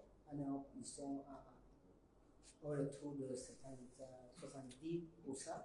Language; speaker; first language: French; non-native, learner; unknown